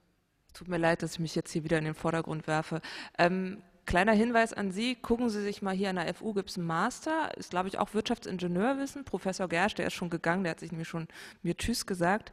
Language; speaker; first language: German; native; German